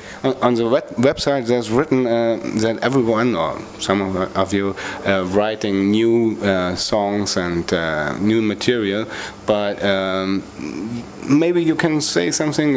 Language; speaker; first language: English; non-native, fluent; German